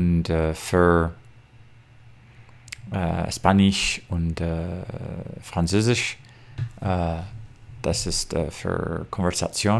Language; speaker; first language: German; non-native, learner; English